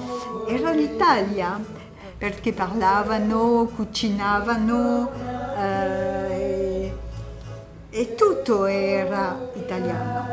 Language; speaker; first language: Italian; non-native, fluent; French